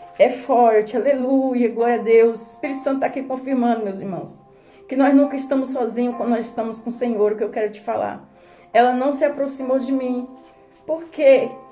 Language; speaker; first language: Portuguese; native; Portuguese